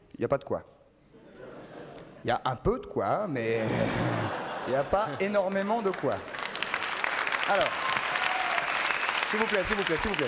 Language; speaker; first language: French; native; French